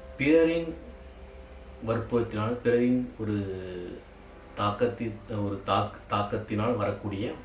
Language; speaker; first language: Tamil; native; Tamil